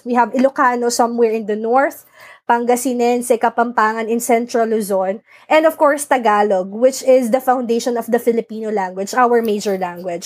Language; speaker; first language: English; non-native, local second language; Filipino